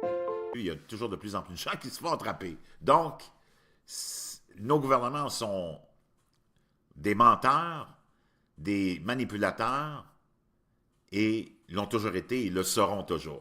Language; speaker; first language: French; native; French